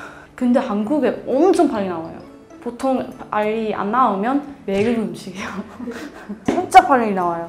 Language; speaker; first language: Korean; non-native, learner; Swedish